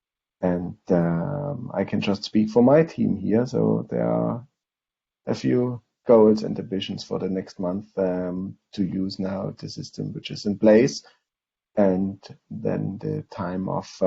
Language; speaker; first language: English; non-native, fluent; German